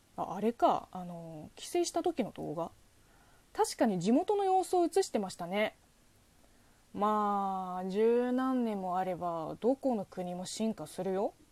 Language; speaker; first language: Japanese; non-native, fluent; Chinese